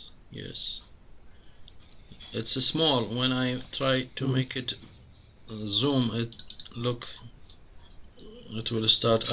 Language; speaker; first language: English; non-native, fluent; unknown